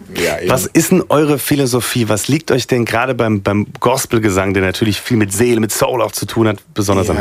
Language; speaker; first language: German; native; German